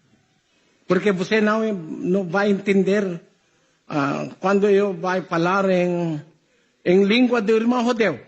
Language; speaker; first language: Portuguese; non-native, learner; Filipino